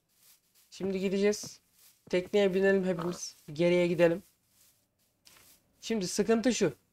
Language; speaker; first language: Turkish; native; Turkish